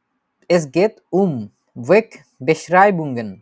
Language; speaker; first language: German; non-native, learner; Bangla